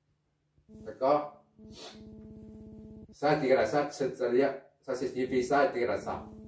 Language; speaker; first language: French; non-native, local second language; Arabic